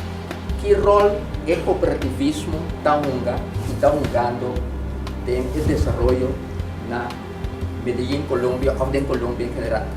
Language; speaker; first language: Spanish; non-native, learner; Papiamento